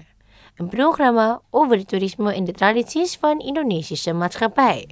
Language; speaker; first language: Dutch; non-native, learner; Indonesian